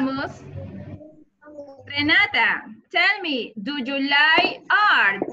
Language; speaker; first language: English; non-native, learner; Spanish